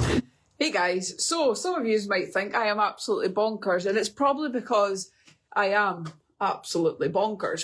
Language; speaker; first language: English; native; English